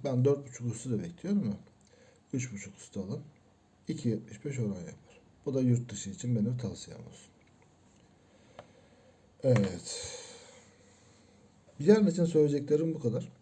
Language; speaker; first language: Turkish; native; Turkish